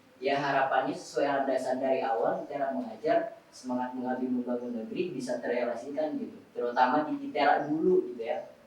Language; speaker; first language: Indonesian; native; Indonesian